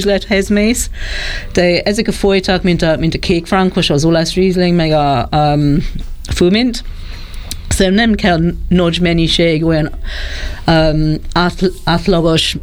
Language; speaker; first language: Hungarian; non-native, learner; English